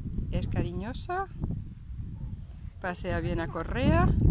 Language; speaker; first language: Spanish; native; Spanish